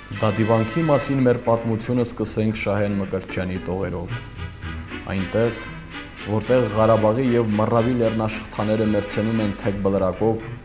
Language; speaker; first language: Armenian; native; Armenian